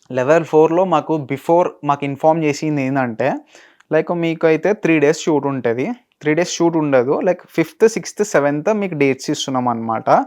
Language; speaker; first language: Telugu; native; Telugu